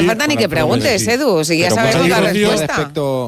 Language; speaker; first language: Spanish; native; Spanish